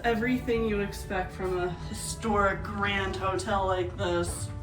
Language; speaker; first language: English; native; English